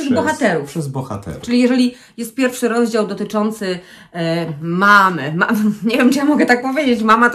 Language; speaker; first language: Polish; native; Polish